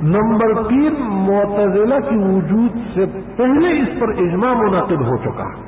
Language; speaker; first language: Urdu; non-native, local second language; Pashto